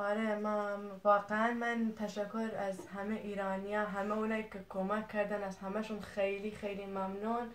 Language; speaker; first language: Persian; non-native, fluent; Kurdish